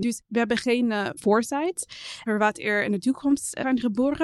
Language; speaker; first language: Dutch; non-native, fluent; English